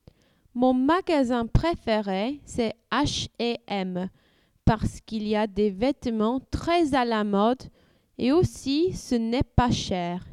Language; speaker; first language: French; non-native, learner; English